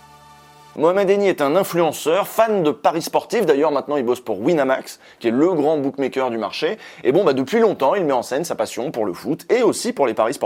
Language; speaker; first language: French; native; French